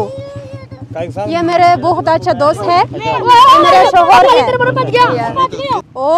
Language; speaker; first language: Hindi; non-native, learner; Kazakh